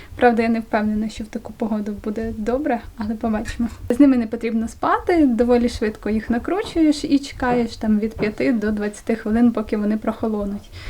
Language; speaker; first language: Ukrainian; non-native, local second language; Russian